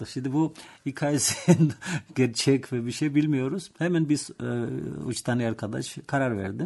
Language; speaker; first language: Turkish; non-native, learner; Georgian